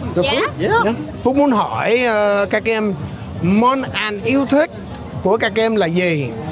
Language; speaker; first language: Vietnamese; non-native, fluent; English